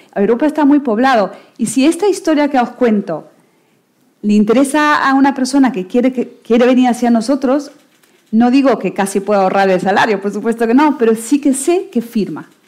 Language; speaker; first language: Spanish; non-native, fluent; German